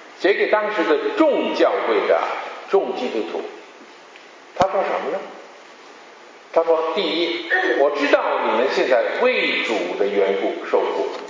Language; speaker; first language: Chinese; non-native, local second language; Cantonese